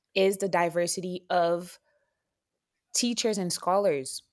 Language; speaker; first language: English; non-native, fluent; Haitian Creole